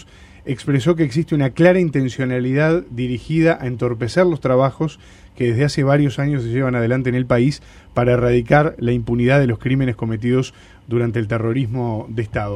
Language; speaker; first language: Spanish; native; Spanish